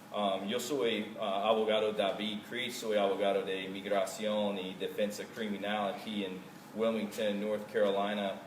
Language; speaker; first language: Spanish; non-native, fluent; English